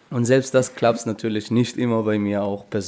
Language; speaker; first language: German; non-native, fluent; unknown